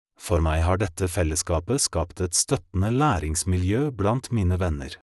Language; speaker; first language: Norwegian; non-native, fluent; Polish